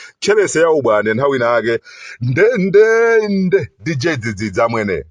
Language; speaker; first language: Nyanja; native; Nyanja